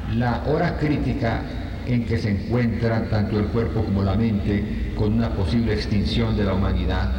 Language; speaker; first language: Spanish; native; Spanish